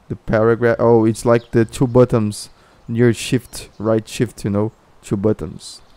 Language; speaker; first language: English; non-native, fluent; Portuguese